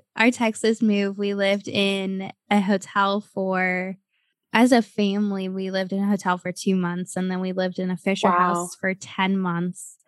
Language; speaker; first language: English; native; English